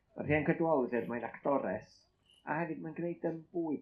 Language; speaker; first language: Welsh; native; Welsh